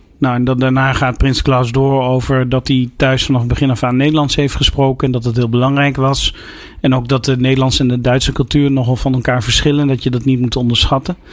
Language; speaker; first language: Dutch; native; Dutch